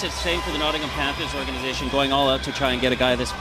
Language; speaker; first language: English; native; English